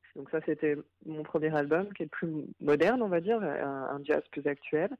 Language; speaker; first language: French; native; French